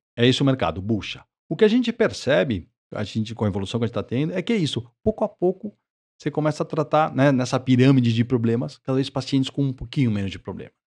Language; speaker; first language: Portuguese; early bilingual, other home language; Spanish